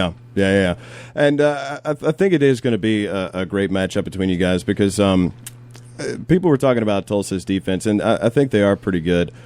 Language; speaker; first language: English; native; English